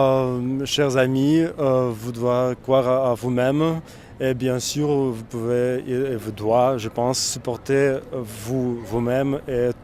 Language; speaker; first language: French; non-native, fluent; Russian